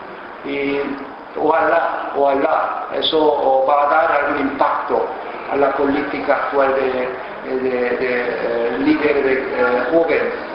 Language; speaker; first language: Spanish; non-native, fluent; Korean